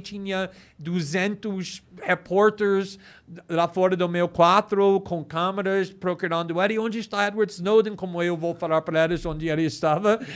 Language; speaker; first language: Portuguese; non-native, fluent; English